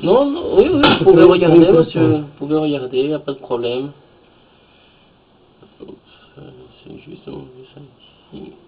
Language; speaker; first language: French; native; French